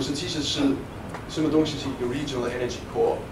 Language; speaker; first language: Chinese; non-native, fluent; German